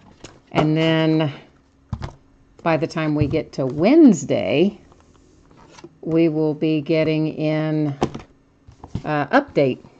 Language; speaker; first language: English; native; English